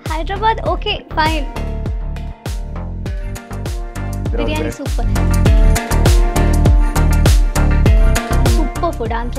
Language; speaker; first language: Telugu; non-native, learner; Malayalam